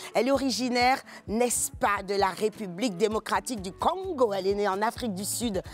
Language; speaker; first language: French; native; French